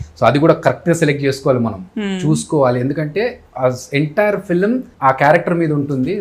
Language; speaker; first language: Telugu; native; Telugu